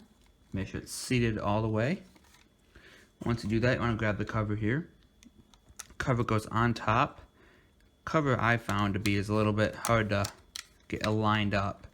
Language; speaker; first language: English; native; English